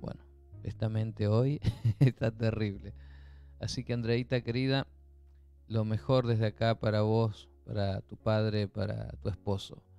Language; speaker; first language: Spanish; native; Spanish